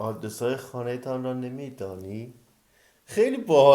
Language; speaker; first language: Persian; native; Persian